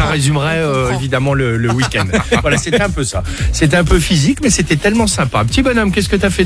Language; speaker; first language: French; native; French